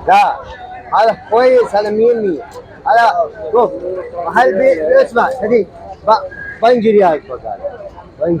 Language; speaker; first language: Arabic; non-native, learner; Urdu